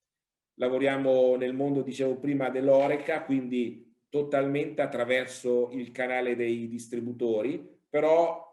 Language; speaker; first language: Italian; native; Italian